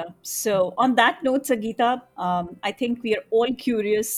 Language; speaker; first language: English; non-native, local second language; Bangla